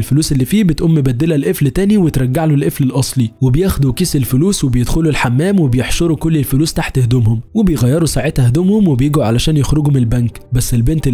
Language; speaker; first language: Arabic; native; Arabic